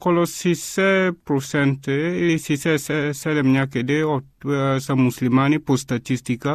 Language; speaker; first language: Bulgarian; non-native, fluent; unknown